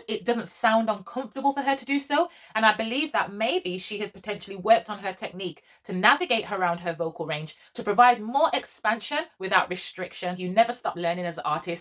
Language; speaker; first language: English; native; English